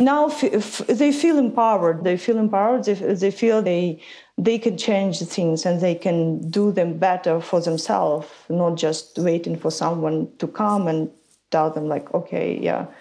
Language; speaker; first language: English; non-native, fluent; Ukrainian